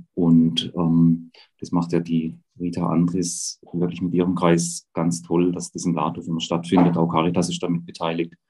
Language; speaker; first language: German; native; German